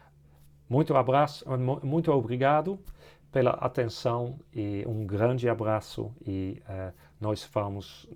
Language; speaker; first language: Portuguese; non-native, fluent; Dutch